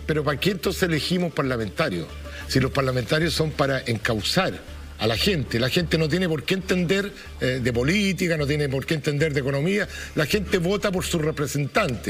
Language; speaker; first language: Spanish; native; Spanish